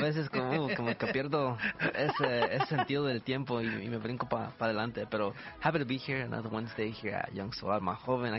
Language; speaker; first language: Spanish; early bilingual, heritage; Spanish